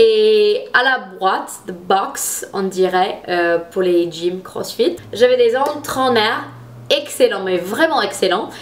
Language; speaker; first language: French; non-native, fluent; English